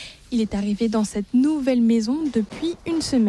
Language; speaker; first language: French; native; French